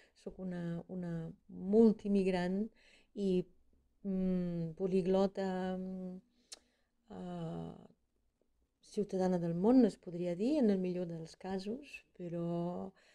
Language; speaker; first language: Catalan; non-native, fluent; German